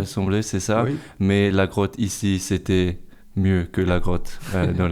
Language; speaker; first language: French; non-native, fluent; German